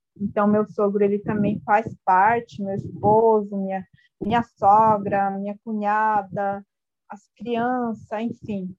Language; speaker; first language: Portuguese; non-native, local second language; Guarani